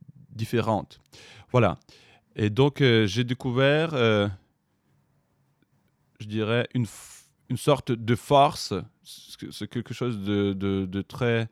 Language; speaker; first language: French; non-native, fluent; Ukrainian